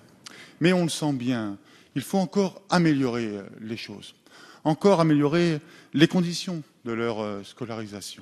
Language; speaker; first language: French; native; French